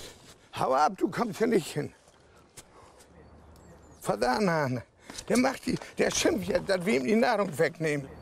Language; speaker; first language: German; native; German